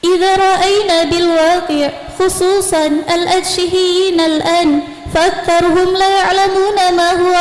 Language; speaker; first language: Arabic; non-native, learner; Indonesian